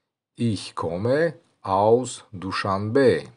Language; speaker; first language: German; non-native, learner; Tajik